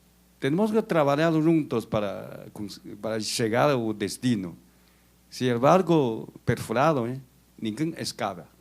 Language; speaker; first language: Portuguese; non-native, learner; Chinese